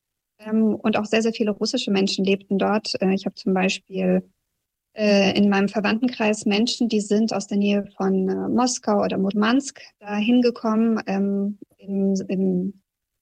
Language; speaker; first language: German; early bilingual, other home language; Russian